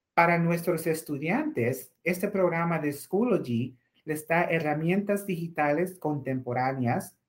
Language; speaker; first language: Spanish; native; Spanish